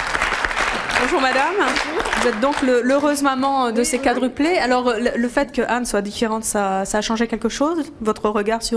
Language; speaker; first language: French; native; French